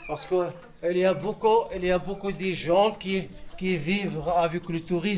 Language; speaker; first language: French; non-native, local second language; Arabic